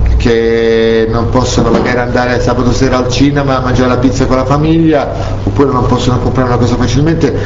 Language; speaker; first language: Italian; non-native, fluent; Turkish